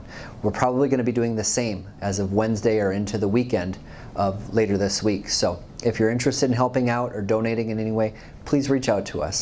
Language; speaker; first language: English; native; English